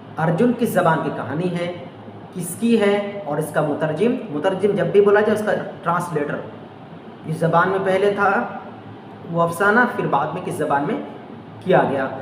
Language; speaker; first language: Urdu; native; Urdu